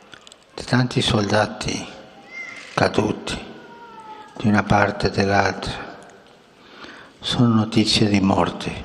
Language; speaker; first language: Italian; non-native, fluent; Spanish